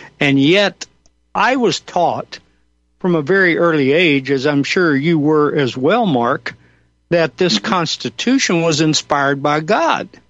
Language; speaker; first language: English; native; English